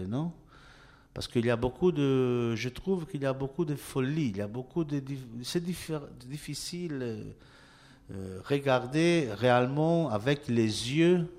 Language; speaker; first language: French; non-native, learner; Italian